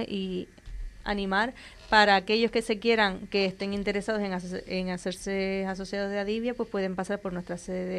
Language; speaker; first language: Spanish; native; Spanish